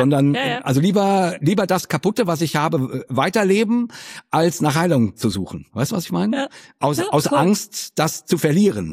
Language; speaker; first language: German; native; German